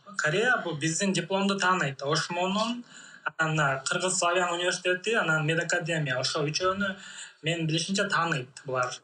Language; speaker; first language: Kyrgyz; native; Kyrgyz